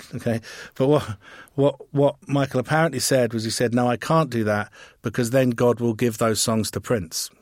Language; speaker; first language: English; native; English